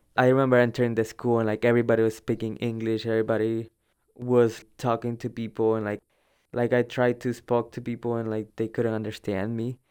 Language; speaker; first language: English; early bilingual, other home language; Spanish